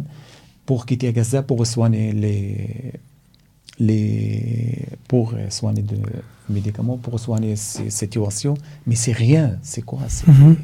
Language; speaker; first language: French; non-native, learner; Arabic